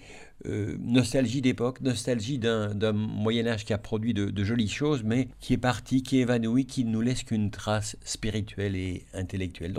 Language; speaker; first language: French; native; French